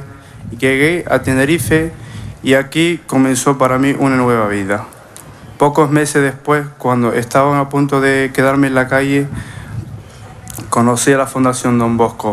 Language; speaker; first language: Spanish; non-native, fluent; Arabic